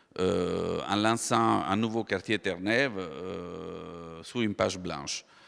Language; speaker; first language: French; non-native, fluent; Italian